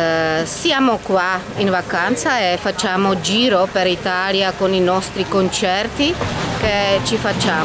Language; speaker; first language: Italian; non-native, fluent; Czech